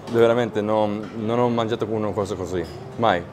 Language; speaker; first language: Italian; non-native, learner; English